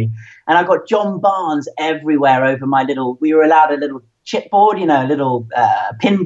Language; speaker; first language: English; native; English